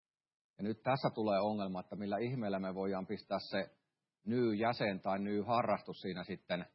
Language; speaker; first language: Finnish; native; Finnish